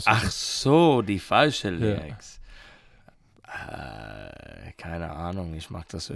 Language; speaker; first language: German; non-native, learner; English